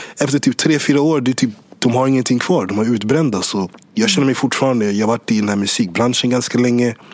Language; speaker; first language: Swedish; early bilingual, other home language; English